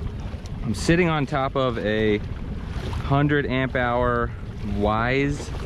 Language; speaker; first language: English; native; English